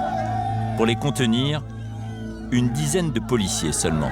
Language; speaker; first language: French; native; French